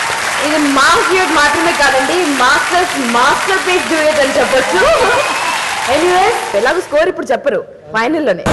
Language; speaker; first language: Telugu; native; Telugu